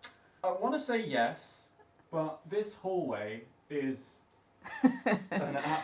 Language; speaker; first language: English; native; English